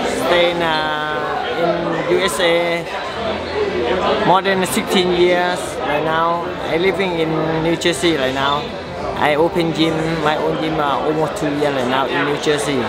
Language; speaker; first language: English; non-native, learner; Thai